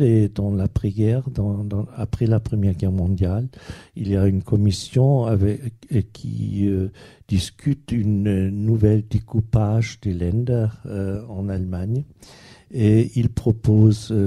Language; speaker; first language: French; non-native, fluent; German